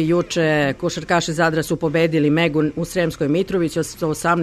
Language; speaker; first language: Serbian; native; Serbian